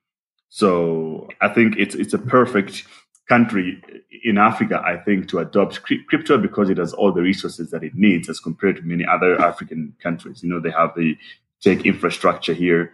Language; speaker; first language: English; non-native, local second language; Nyanja